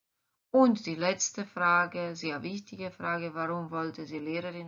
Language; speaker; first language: German; non-native, fluent; Croatian